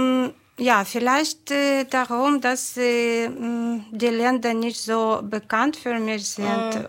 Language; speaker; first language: German; non-native, fluent; Ukrainian